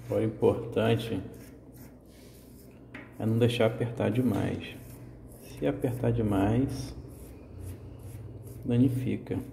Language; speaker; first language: Portuguese; native; Portuguese